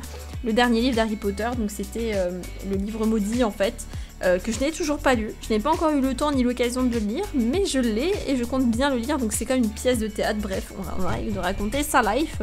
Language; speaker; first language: French; native; French